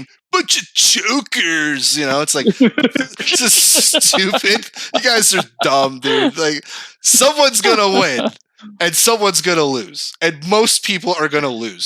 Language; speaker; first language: English; native; English